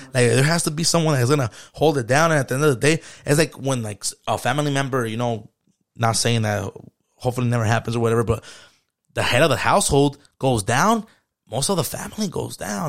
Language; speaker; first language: English; early bilingual, other home language; Spanish